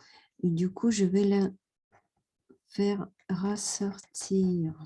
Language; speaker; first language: French; non-native, fluent; Russian